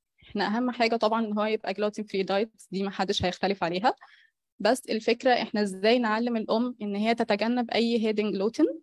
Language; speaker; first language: Arabic; native; Arabic